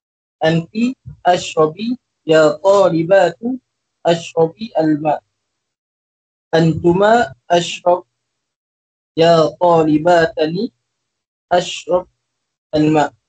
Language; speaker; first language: Arabic; non-native, learner; Malay